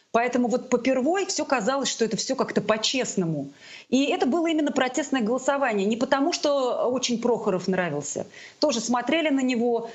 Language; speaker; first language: Russian; non-native, local second language; Tatar